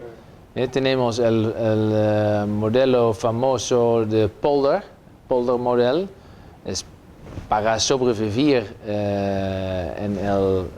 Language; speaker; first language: Spanish; non-native, fluent; Dutch